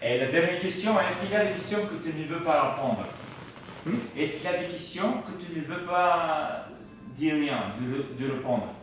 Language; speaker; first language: French; non-native, learner; Bulgarian